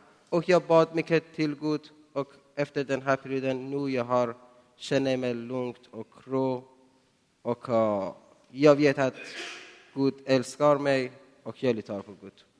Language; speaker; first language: Swedish; non-native, learner; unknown